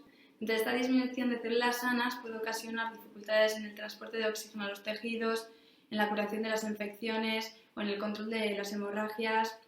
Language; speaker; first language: Spanish; native; Spanish